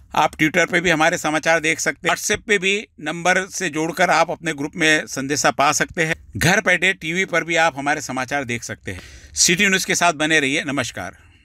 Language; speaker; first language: Hindi; non-native, local second language; Marathi